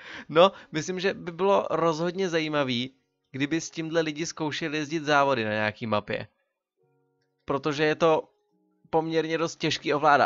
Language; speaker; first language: Czech; native; Czech